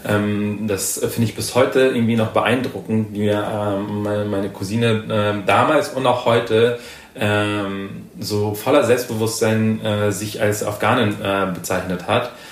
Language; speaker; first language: German; early bilingual, other home language; Persian